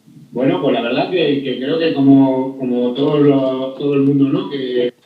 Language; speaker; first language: Spanish; native; Spanish